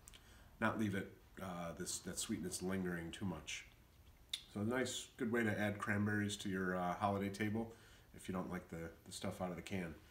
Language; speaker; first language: English; native; English